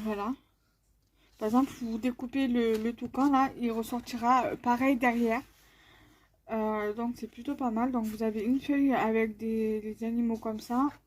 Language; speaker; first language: French; native; French